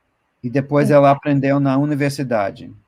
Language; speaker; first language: Portuguese; non-native, fluent; English